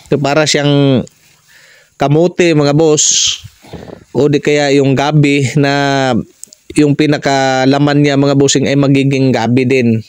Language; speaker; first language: Filipino; non-native, local second language; Cebuano